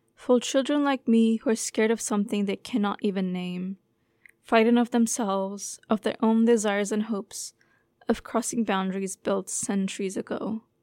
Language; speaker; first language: English; non-native, fluent; Turkish